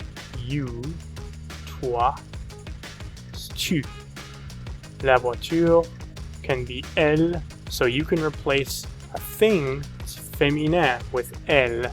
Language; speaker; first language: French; non-native, fluent; English